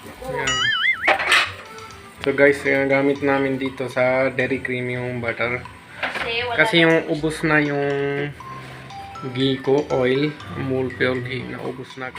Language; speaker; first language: Filipino; non-native, learner; Punjabi